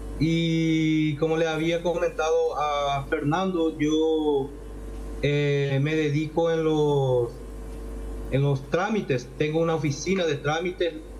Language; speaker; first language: Spanish; native; Spanish